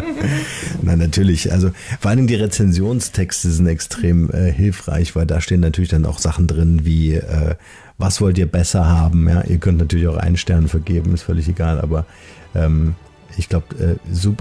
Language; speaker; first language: German; native; German